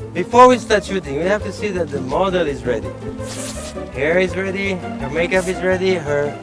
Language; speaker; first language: English; non-native, fluent; Hebrew